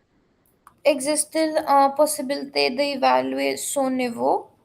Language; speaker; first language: French; non-native, learner; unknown